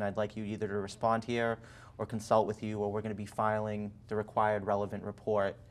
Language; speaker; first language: English; native; English